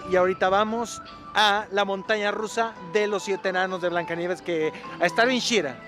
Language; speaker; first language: Spanish; native; Spanish